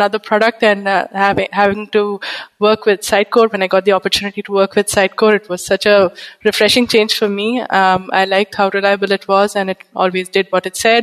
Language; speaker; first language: English; non-native, local second language; Bangla